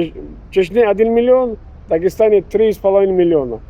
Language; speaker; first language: Russian; non-native, local second language; Chechen